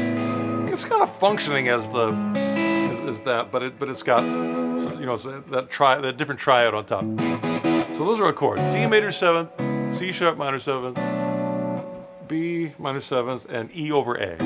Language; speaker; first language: English; native; English